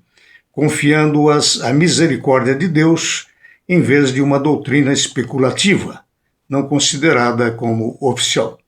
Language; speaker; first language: Portuguese; native; Portuguese